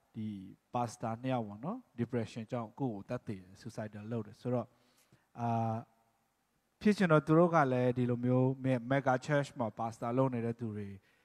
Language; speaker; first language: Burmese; non-native, local second language; Tedim Chin